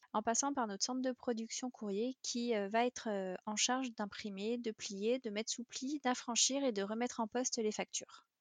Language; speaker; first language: French; native; French